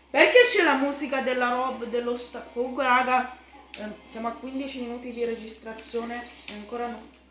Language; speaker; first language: Italian; native; Italian